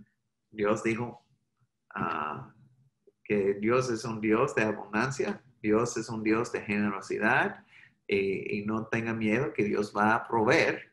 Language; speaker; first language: Spanish; non-native, fluent; English